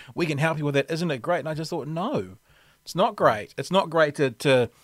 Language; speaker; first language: English; native; English